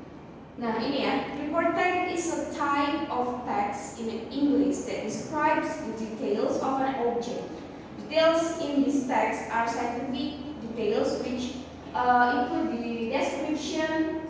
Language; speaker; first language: English; non-native, learner; Indonesian